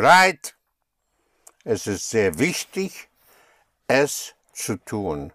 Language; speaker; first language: German; non-native, fluent; English